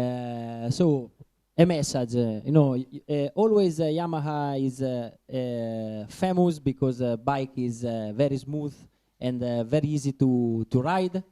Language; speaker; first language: English; non-native, learner; Italian